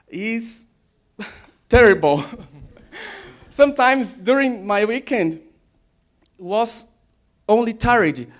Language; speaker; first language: English; non-native, learner; Portuguese